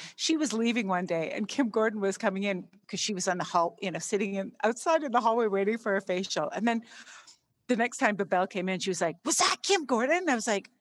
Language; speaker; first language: English; native; English